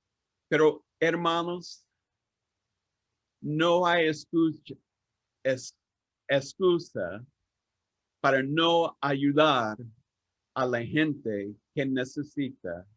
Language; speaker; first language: Spanish; non-native, learner; English